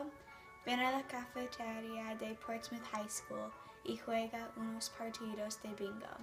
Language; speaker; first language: Spanish; non-native, learner; English